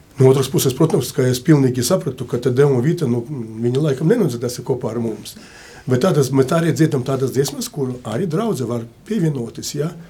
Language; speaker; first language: Latvian; non-native, local second language; Russian